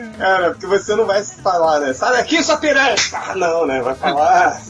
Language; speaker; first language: Portuguese; native; Portuguese